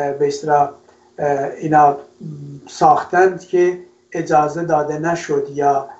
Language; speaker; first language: Persian; non-native, local second language; Kurdish